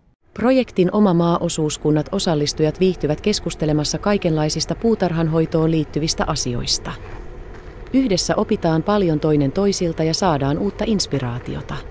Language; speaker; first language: Finnish; native; Finnish